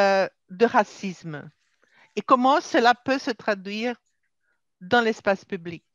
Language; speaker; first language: French; non-native, fluent; Portuguese